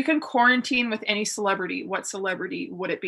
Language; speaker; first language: English; native; English